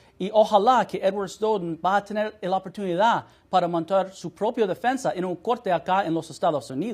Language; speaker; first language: Spanish; non-native, fluent; English